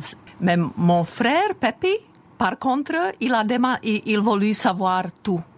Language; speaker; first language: French; non-native, fluent; Czech